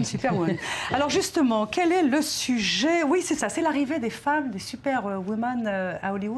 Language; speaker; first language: French; native; French